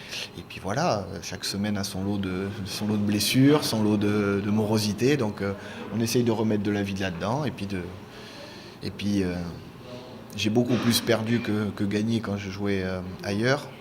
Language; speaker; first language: French; native; French